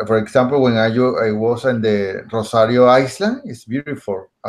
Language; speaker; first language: English; non-native, learner; Spanish